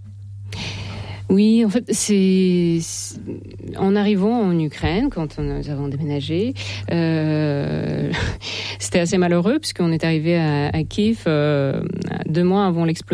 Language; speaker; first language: French; non-native, fluent; Ukrainian